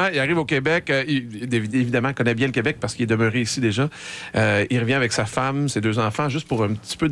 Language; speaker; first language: French; native; French